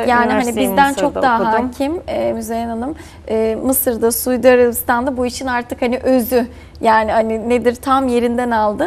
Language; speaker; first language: Turkish; native; Turkish